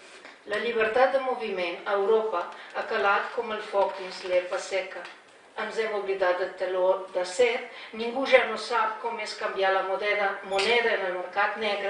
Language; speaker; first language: Catalan; non-native, fluent; Slovenian